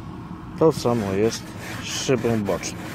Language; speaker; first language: Polish; native; Polish